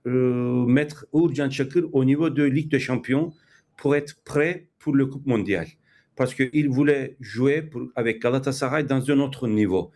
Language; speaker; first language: French; non-native, fluent; Turkish